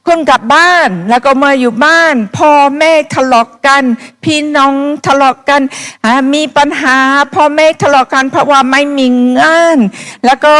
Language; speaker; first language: Thai; non-native, fluent; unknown